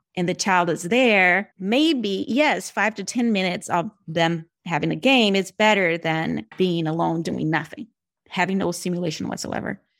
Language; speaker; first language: English; non-native, fluent; Portuguese